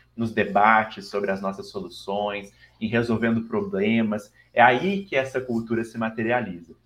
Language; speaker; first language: Portuguese; native; Portuguese